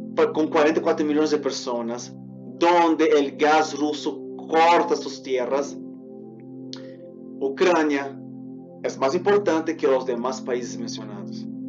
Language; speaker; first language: Portuguese; non-native, fluent; Spanish